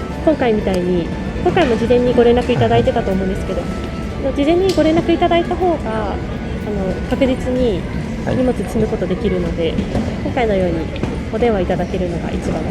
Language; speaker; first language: Japanese; native; Japanese